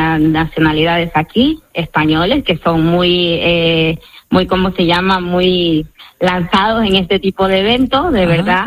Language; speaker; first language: Spanish; native; Spanish